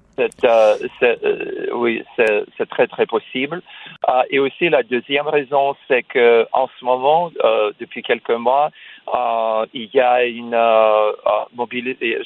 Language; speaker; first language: French; non-native, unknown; Russian